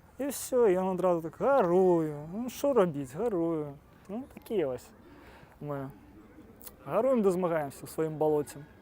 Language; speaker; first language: Belarusian; non-native, local second language; Russian